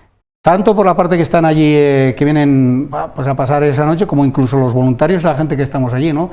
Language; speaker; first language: Spanish; native; Spanish